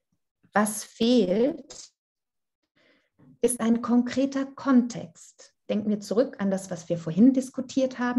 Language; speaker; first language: German; non-native, fluent; Italian